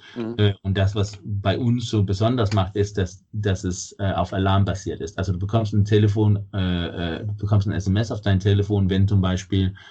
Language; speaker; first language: German; non-native, fluent; Danish